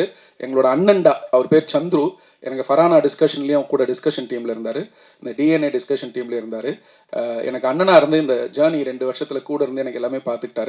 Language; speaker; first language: Tamil; native; Tamil